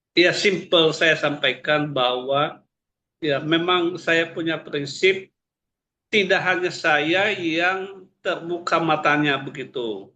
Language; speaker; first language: Indonesian; non-native, local second language; Nias